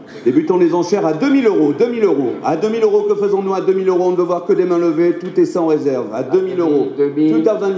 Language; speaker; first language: French; native; French